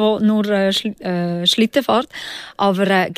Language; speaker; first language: German; early bilingual, other home language; Albanian